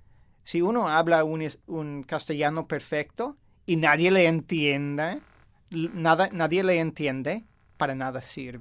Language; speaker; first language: Spanish; non-native, fluent; English